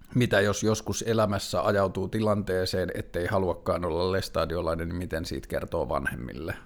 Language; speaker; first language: Finnish; native; Finnish